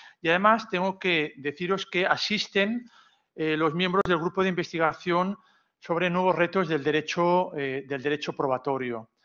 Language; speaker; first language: Spanish; non-native, local second language; Catalan